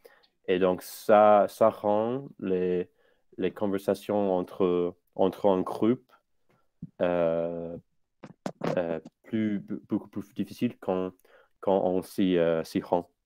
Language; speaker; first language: French; non-native, fluent; English